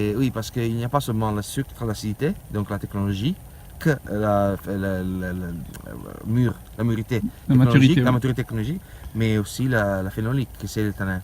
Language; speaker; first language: French; non-native, learner; Italian